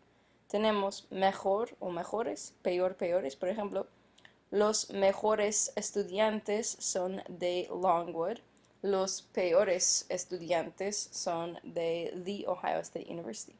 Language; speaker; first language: Spanish; non-native, fluent; English